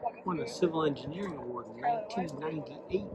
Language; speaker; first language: English; native; English